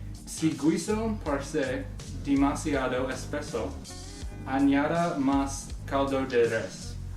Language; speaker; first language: Spanish; non-native, learner; English